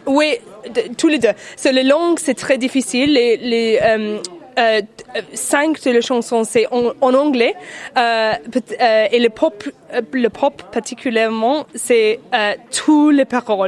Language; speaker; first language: French; non-native, learner; English